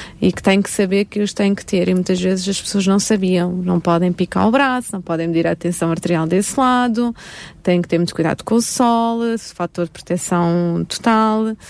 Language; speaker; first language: Portuguese; native; Portuguese